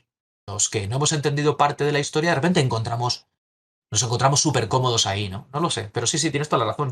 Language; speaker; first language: Spanish; native; Spanish